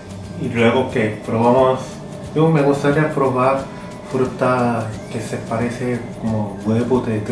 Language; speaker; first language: Spanish; non-native, learner; Korean